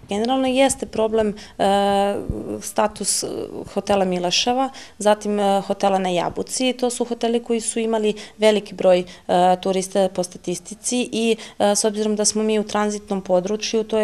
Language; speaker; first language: Serbian; native; Serbian